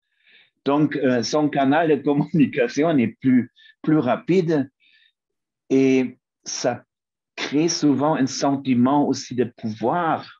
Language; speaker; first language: French; non-native, fluent; German